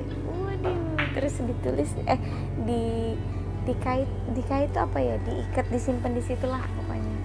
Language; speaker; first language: Indonesian; native; Indonesian